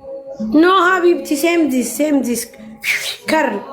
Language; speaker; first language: English; non-native, learner; Amharic